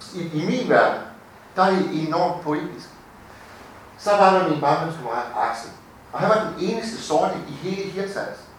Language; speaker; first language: Danish; native; Danish